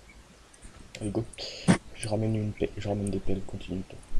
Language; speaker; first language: French; native; French